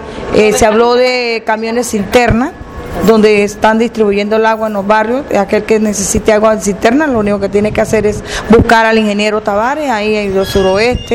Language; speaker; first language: Spanish; native; Spanish